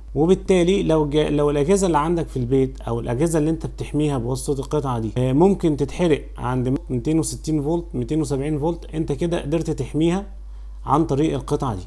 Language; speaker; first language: Arabic; native; Arabic